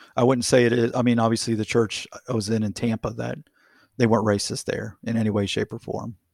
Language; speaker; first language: English; native; English